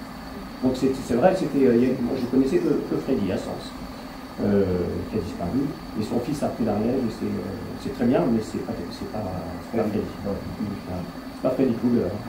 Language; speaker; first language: French; native; French